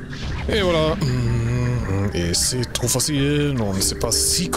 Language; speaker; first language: French; non-native, learner; German